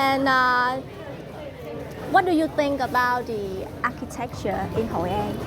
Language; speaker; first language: English; non-native, learner; Vietnamese